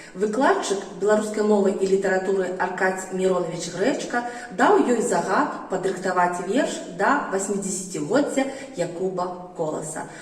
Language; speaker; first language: Belarusian; native; Belarusian